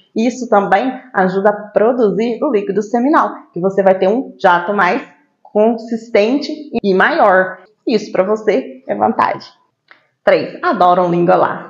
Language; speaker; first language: Portuguese; native; Portuguese